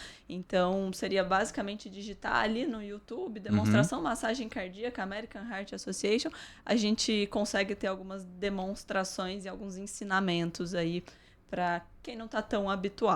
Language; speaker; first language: Portuguese; native; Portuguese